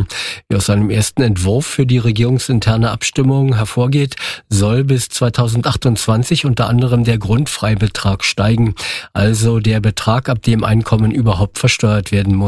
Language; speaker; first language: German; native; German